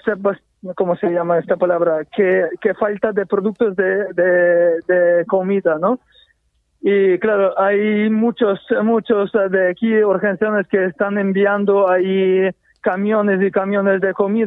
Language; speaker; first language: Spanish; non-native, fluent; Ukrainian